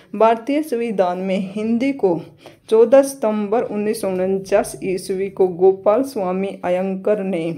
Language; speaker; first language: Hindi; native; Hindi